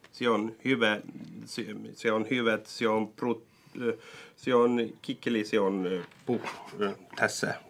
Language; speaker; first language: Finnish; non-native, local second language; Swedish